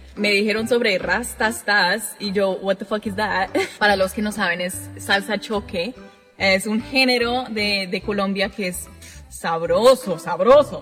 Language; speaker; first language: Spanish; non-native, fluent; English